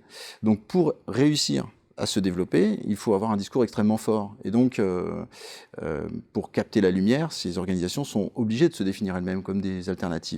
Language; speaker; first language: French; native; French